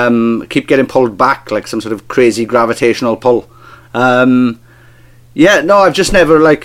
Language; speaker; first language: English; native; English